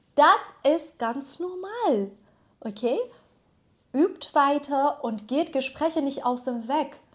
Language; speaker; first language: German; non-native, fluent; Persian